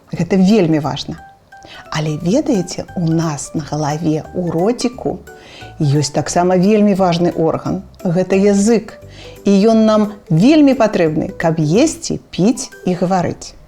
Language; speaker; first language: Belarusian; non-native, local second language; Russian